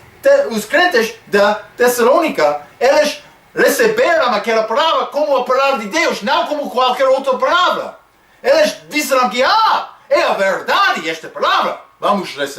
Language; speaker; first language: Portuguese; non-native, fluent; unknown